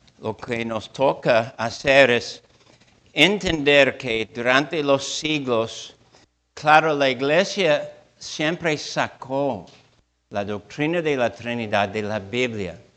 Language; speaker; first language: Spanish; non-native, fluent; English